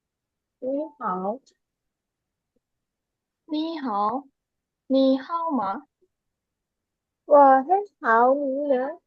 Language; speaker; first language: Chinese; non-native, learner; Indonesian